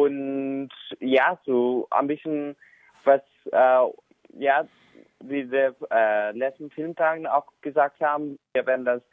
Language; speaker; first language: German; non-native, fluent; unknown